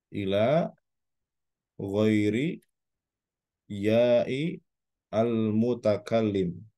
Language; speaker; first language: Arabic; non-native, fluent; Indonesian